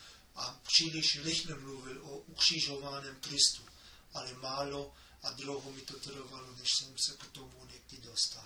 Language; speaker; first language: Czech; non-native, fluent; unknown